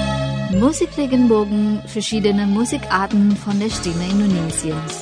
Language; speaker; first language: German; non-native, fluent; Indonesian